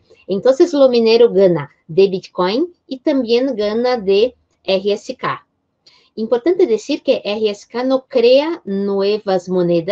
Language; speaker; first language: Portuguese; non-native, fluent; Spanish